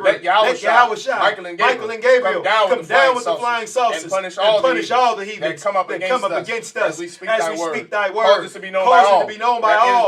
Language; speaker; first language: English; native; English